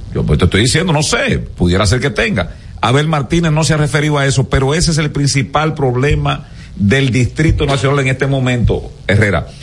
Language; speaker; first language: Spanish; native; Spanish